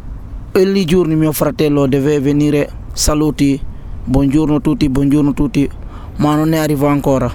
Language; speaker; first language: Italian; non-native, learner; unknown